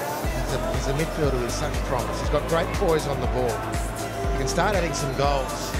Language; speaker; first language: English; native; English